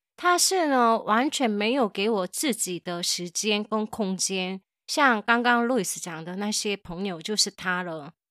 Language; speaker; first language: Chinese; non-native, fluent; Korean